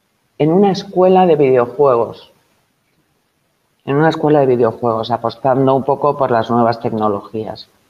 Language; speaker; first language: Spanish; native; Spanish